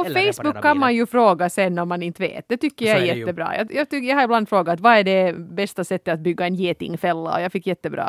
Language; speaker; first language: Swedish; native; Swedish